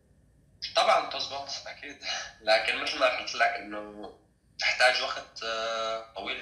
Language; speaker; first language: Arabic; native; Arabic